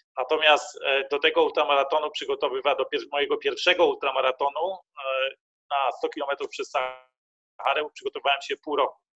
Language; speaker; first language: Polish; early bilingual, heritage; Polish